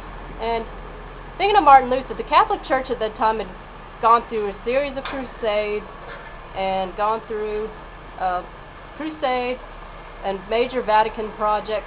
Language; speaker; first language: English; native; English